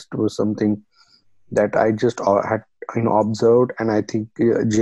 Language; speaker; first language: English; non-native, local second language; Marathi